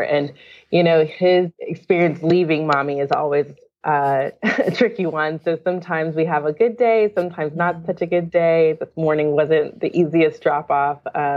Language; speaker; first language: English; native; English